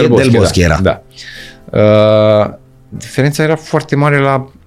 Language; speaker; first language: Romanian; native; Romanian